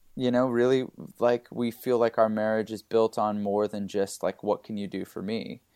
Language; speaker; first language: English; native; English